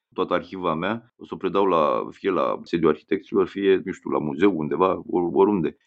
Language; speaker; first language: Romanian; native; Romanian